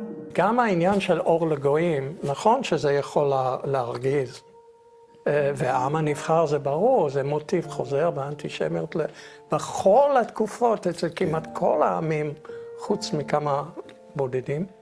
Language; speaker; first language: Hebrew; non-native, fluent; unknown